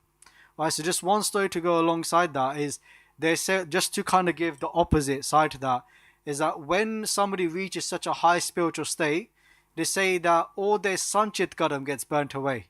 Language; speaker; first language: English; non-native, local second language; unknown